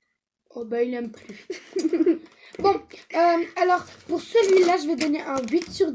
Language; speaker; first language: French; native; French